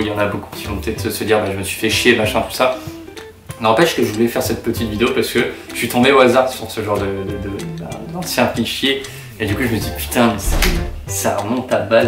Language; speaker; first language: French; native; French